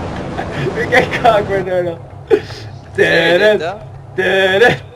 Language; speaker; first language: Swedish; non-native, learner; Faroese